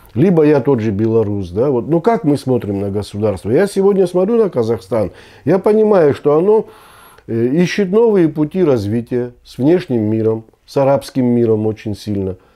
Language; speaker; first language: Russian; non-native, local second language; Abkhazian